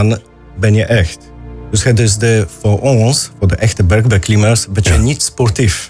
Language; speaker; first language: Dutch; non-native, learner; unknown